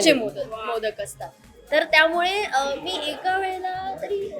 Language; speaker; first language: Marathi; native; Marathi